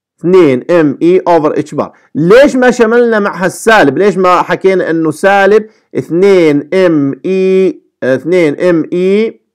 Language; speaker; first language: Arabic; native; Arabic